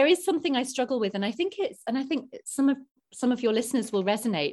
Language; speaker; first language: English; native; English